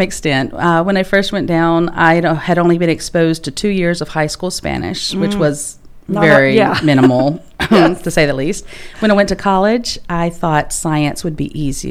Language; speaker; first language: English; native; English